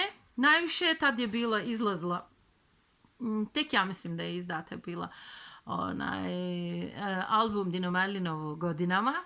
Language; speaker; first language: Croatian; non-native, fluent; Turkish